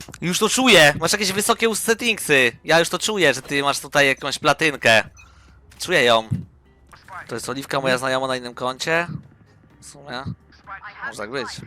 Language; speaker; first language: Polish; native; Polish